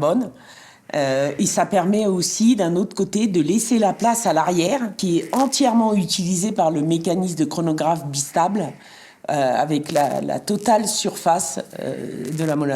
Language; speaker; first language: French; native; French